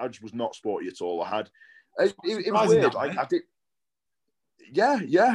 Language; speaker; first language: English; native; English